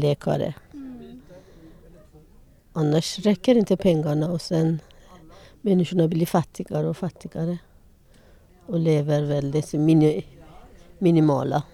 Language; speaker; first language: Swedish; non-native, learner; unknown